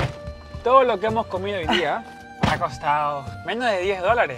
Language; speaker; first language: Spanish; native; Spanish